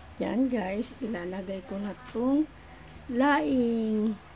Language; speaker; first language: Filipino; non-native, local second language; Bikol